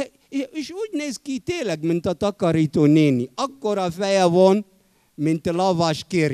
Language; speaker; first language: Hungarian; non-native, fluent; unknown